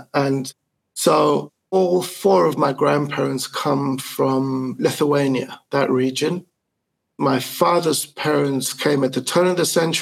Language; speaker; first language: English; native; English